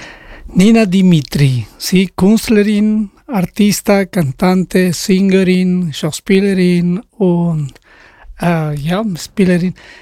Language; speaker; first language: German; non-native, learner; Spanish